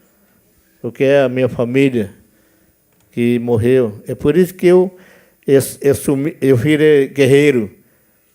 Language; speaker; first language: Portuguese; non-native, local second language; Yanomámi